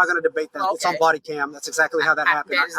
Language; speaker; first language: English; native; English